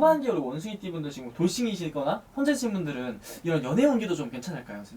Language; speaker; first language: Korean; native; Korean